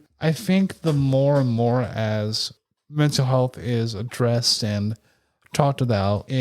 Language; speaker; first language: English; native; English